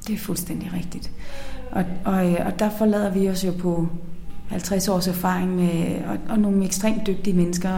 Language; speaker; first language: Danish; native; Danish